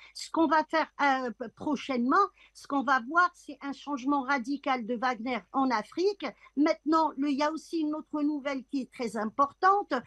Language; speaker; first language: French; non-native, local second language; Arabic